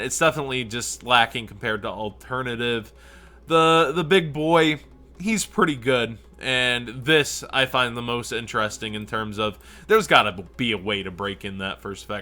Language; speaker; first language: English; native; English